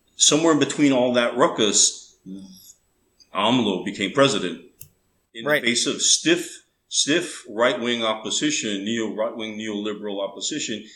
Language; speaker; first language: English; early bilingual, other home language; Spanish